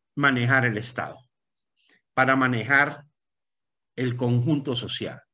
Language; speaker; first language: Spanish; native; Spanish